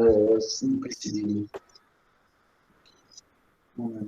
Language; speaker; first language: Spanish; non-native, fluent; Portuguese